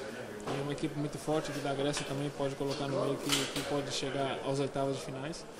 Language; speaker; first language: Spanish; non-native, learner; Portuguese